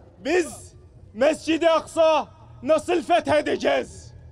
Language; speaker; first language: Turkish; non-native, fluent; Arabic